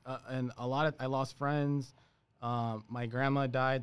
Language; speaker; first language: English; early bilingual, other home language; Spanish